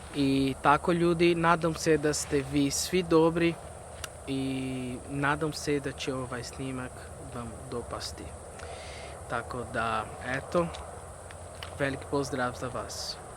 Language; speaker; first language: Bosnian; non-native, fluent; Portuguese